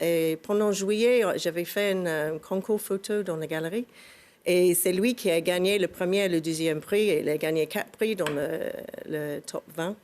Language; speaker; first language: French; non-native, fluent; English